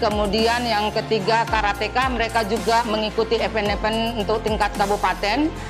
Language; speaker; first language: Indonesian; native; Indonesian